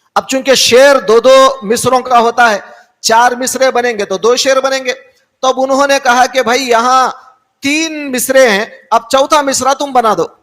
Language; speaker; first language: Urdu; native; Urdu